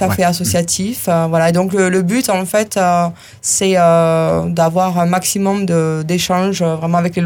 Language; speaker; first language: French; native; French